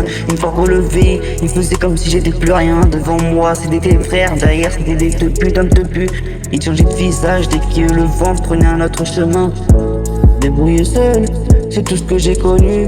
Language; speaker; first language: French; native; French